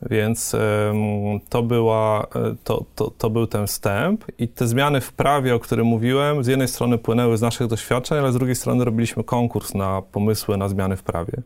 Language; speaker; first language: Polish; native; Polish